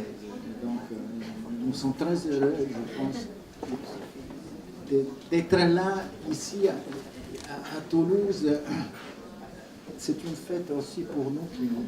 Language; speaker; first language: French; non-native, fluent; Italian